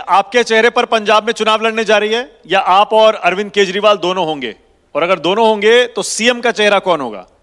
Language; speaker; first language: Hindi; native; Hindi